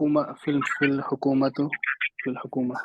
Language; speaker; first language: Arabic; non-native, learner; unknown